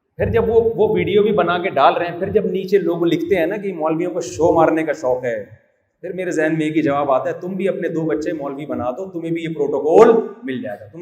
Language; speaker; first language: Urdu; native; Urdu